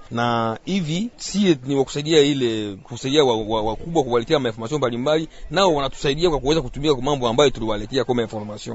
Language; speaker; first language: Swahili; non-native, local second language; Nande